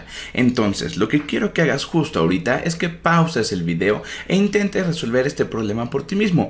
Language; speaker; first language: Spanish; native; Spanish